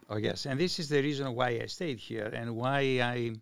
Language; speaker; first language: English; non-native, fluent; Greek